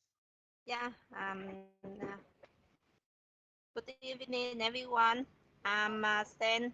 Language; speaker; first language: English; non-native, learner; Vietnamese